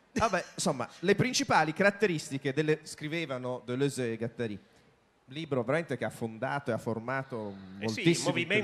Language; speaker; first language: Italian; native; Italian